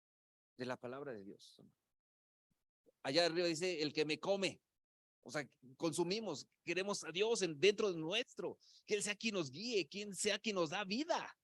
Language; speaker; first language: Spanish; native; Spanish